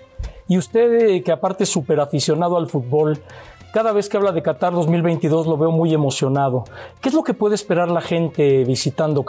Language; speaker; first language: Spanish; native; Spanish